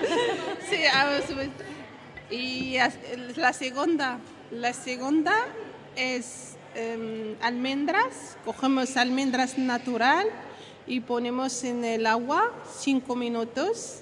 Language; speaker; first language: Spanish; non-native, learner; Arabic